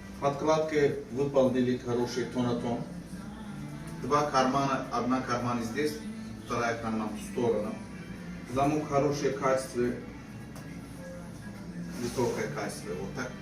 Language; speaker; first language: Russian; non-native, learner; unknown